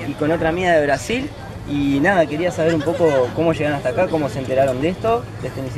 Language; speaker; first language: Spanish; native; Spanish